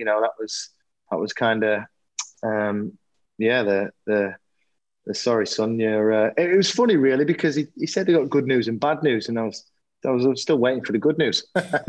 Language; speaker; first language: English; native; English